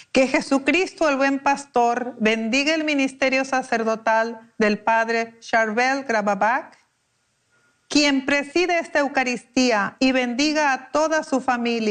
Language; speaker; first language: Spanish; native; Spanish